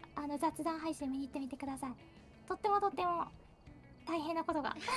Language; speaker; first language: Japanese; native; Japanese